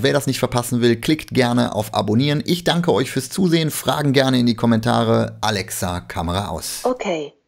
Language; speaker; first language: German; native; German